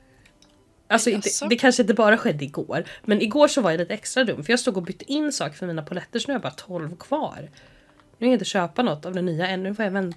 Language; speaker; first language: Swedish; native; Swedish